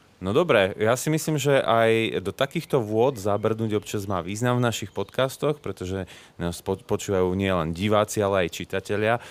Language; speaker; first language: Slovak; native; Slovak